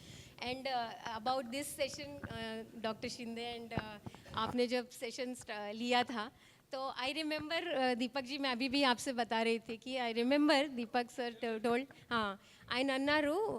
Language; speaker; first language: Hindi; non-native, local second language; Telugu